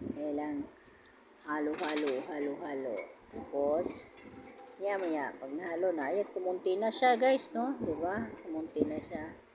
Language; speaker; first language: Filipino; non-native, local second language; Cebuano